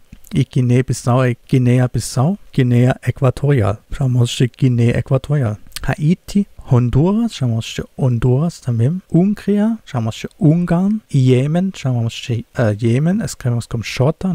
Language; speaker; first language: Portuguese; non-native, fluent; German